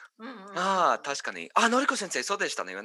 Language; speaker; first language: Japanese; non-native, learner; English